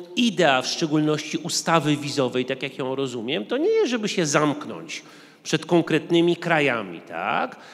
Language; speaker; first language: Polish; native; Polish